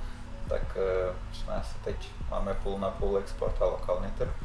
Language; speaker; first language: Czech; non-native, fluent; Russian